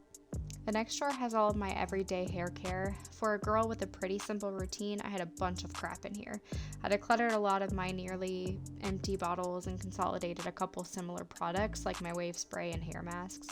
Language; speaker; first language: English; native; English